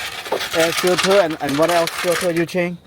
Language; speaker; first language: English; non-native, fluent; Lao